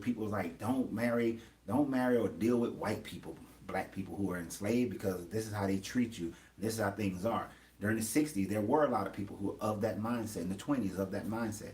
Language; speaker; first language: English; native; English